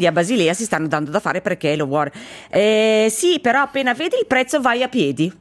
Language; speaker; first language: Italian; native; Italian